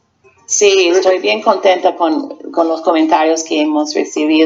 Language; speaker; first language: Spanish; non-native, fluent; English